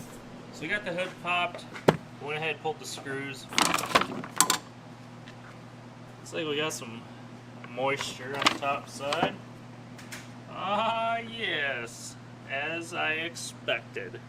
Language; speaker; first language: English; native; English